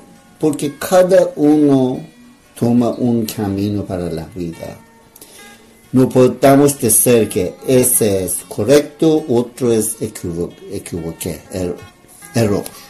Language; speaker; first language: Spanish; non-native, learner; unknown